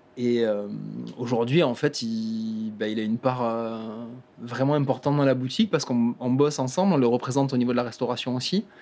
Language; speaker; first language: French; native; French